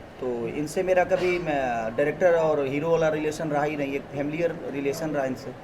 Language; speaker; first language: Hindi; non-native, local second language; Bhojpuri